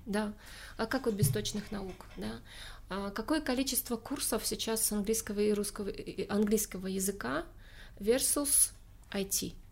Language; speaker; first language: Russian; non-native, local second language; Tajik